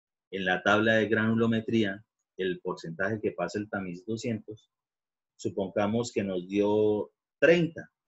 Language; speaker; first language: Spanish; native; Spanish